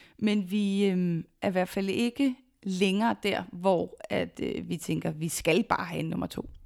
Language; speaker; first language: Danish; native; Danish